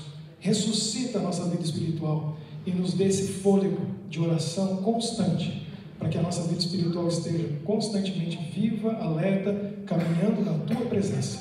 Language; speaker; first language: Portuguese; native; Portuguese